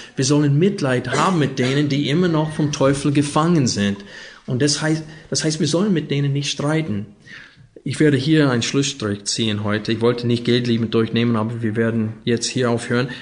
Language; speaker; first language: German; non-native, fluent; English